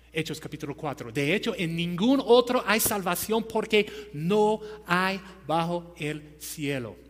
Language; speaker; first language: Spanish; non-native, fluent; English